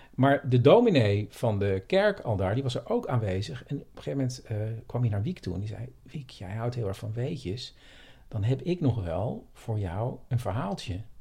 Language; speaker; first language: Dutch; native; Dutch